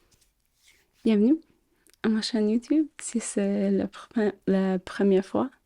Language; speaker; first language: French; non-native, fluent; English